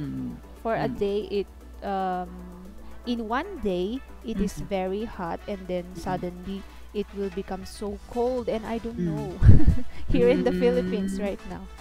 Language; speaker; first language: English; non-native, fluent; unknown